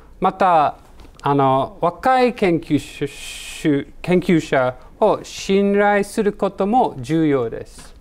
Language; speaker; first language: Japanese; non-native, learner; English